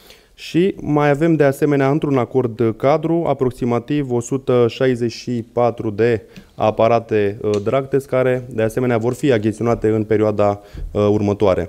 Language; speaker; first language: Romanian; native; Romanian